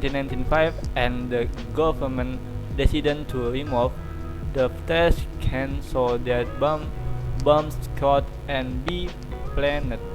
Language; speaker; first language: English; non-native, learner; Indonesian